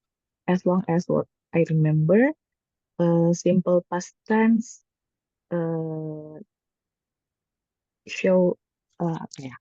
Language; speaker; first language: English; non-native, learner; Indonesian